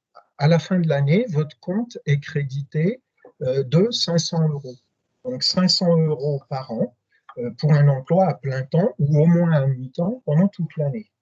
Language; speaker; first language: French; native; French